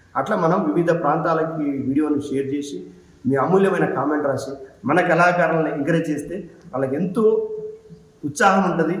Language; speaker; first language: Telugu; native; Telugu